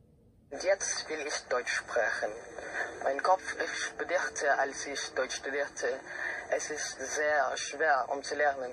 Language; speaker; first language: German; non-native, learner; Filipino